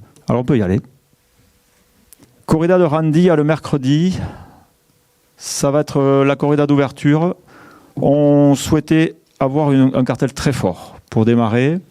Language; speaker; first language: French; native; French